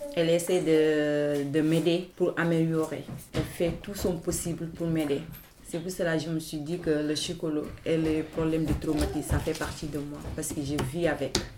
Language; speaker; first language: French; non-native, local second language; Wolof